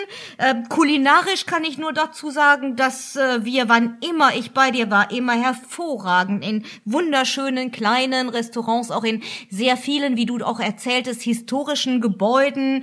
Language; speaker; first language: German; native; German